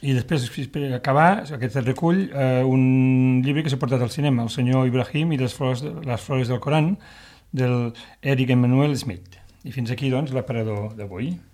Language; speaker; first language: Catalan; native; Catalan